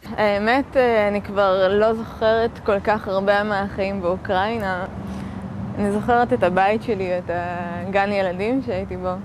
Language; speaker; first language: Hebrew; early bilingual, other home language; Russian